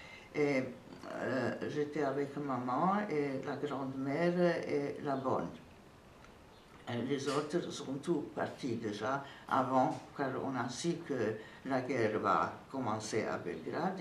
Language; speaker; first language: French; non-native, fluent; Serbian